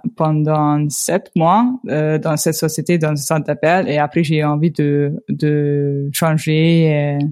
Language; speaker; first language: French; non-native, fluent; Hungarian